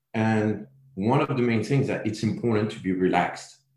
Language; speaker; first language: English; non-native, fluent; French